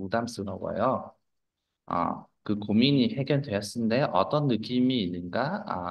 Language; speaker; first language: Korean; non-native, fluent; Vietnamese